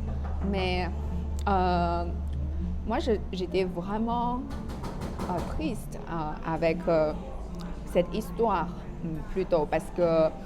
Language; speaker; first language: French; non-native, fluent; Chinese